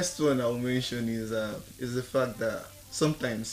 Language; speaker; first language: English; non-native, local second language; Yoruba